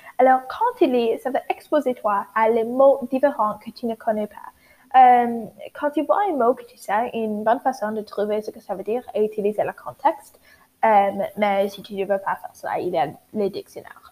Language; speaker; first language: French; non-native, learner; English